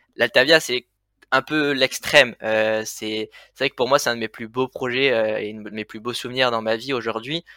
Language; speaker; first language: French; native; French